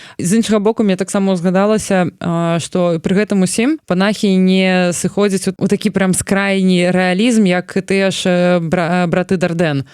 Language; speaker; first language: Belarusian; non-native, local second language; Russian